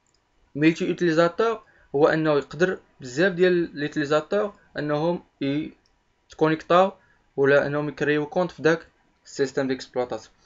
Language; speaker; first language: Arabic; native; Arabic